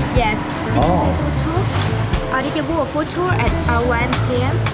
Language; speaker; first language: English; non-native, fluent; Vietnamese